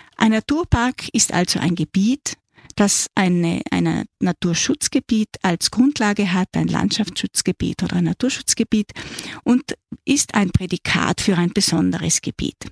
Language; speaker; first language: German; native; German